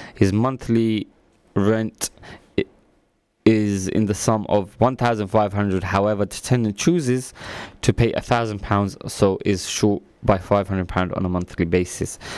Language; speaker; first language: English; early bilingual, other home language; Punjabi